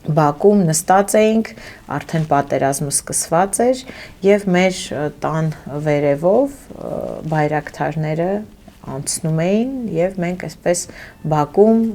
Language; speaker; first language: Armenian; early bilingual, heritage; Armenian